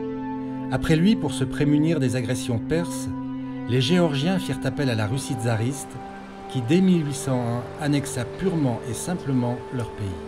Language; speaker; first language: French; native; French